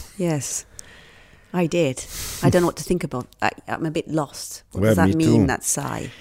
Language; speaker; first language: English; native; English